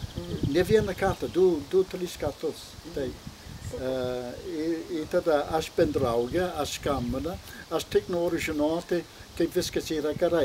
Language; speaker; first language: Lithuanian; non-native, learner; English